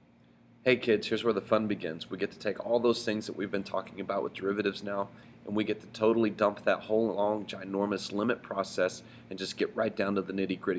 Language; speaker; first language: English; native; English